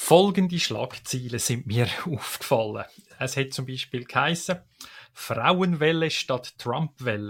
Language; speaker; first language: German; native; German